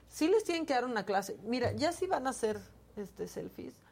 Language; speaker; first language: Spanish; native; Spanish